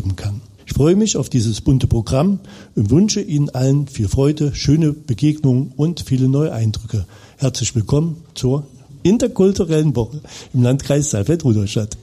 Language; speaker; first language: German; native; German